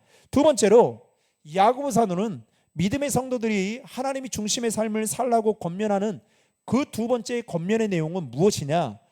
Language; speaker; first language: Korean; native; Korean